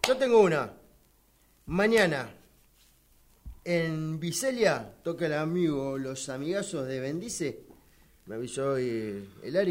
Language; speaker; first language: Spanish; native; Spanish